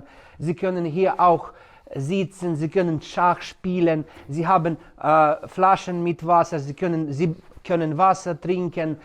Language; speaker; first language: German; non-native, fluent; Ukrainian